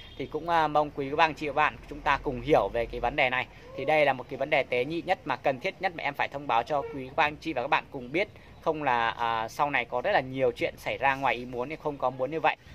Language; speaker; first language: Vietnamese; non-native, local second language; Hmong